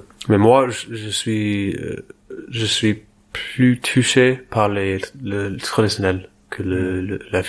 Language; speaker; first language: French; non-native, learner; English